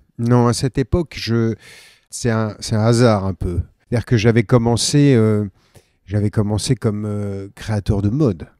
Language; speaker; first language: French; native; French